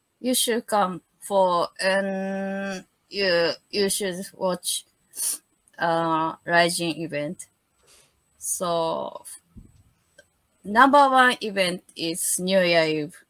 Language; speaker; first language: English; non-native, learner; Japanese